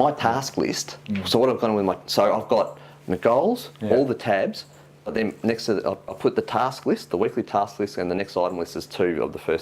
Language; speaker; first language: English; native; English